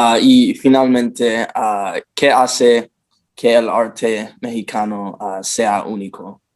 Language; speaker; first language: Spanish; non-native, learner; English